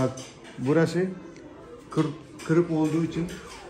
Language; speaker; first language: Turkish; non-native, learner; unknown